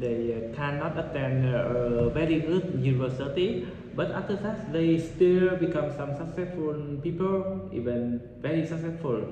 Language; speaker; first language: English; non-native, learner; Vietnamese